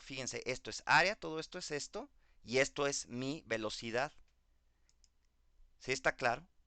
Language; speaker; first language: Spanish; native; Spanish